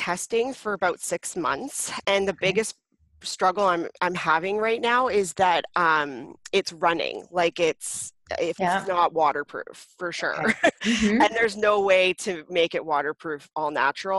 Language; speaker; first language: English; native; English